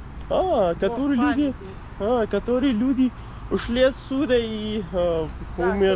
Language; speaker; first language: Russian; non-native, learner; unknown